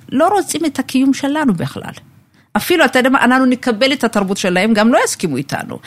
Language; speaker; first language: Hebrew; non-native, fluent; Amharic